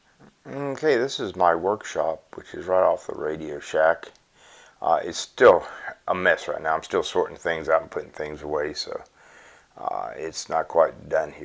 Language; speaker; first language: English; native; English